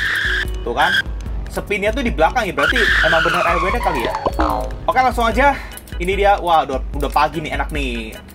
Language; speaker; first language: Indonesian; native; Indonesian